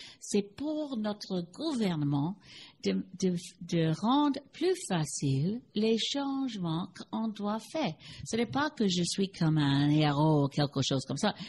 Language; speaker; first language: French; non-native, learner; English